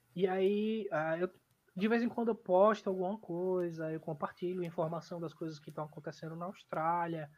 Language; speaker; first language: Portuguese; native; Portuguese